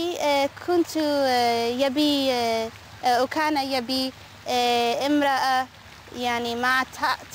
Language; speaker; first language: Arabic; non-native, learner; English